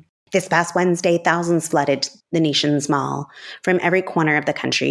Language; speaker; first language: English; native; English